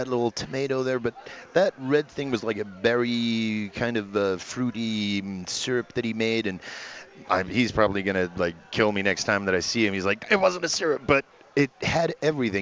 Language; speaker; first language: English; non-native, fluent; Italian